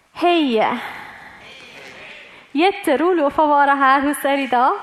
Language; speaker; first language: Swedish; early bilingual, other home language; Persian